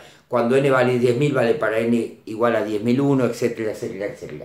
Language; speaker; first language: Spanish; native; Spanish